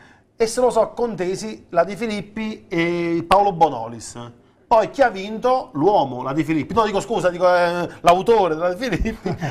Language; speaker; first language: Italian; native; Italian